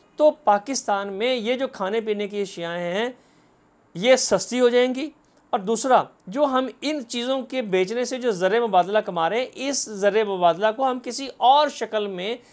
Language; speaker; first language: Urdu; non-native, local second language; Punjabi